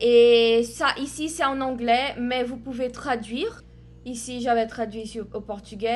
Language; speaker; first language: French; non-native, fluent; Portuguese